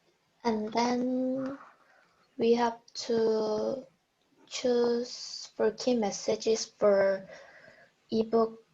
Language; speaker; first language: English; non-native, learner; Korean